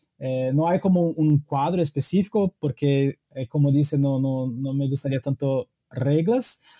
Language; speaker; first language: Spanish; non-native, fluent; Portuguese